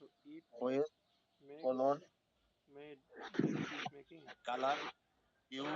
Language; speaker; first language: English; non-native, learner; Bangla